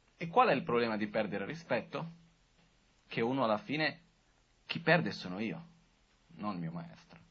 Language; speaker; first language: Italian; non-native, fluent; Portuguese